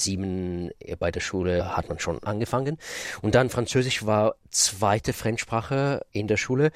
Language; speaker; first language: German; non-native, fluent; Russian